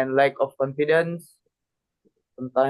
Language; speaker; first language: English; non-native, learner; Indonesian